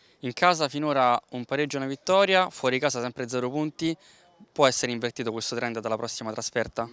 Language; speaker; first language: Italian; native; Italian